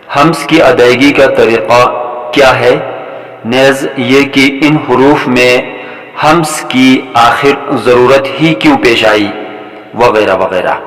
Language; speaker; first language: Urdu; non-native, local second language; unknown